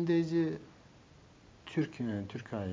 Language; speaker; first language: Dutch; non-native, learner; Turkish